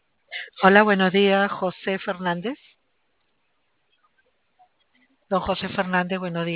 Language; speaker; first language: Spanish; native; Spanish